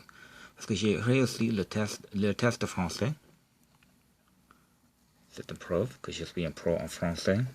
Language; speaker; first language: French; non-native, local second language; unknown